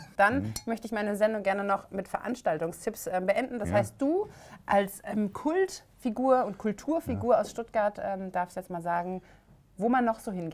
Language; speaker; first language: German; native; German